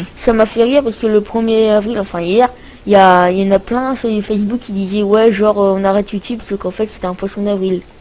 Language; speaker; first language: French; native; French